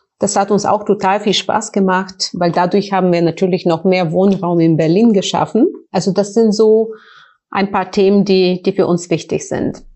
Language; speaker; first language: German; non-native, fluent; Bulgarian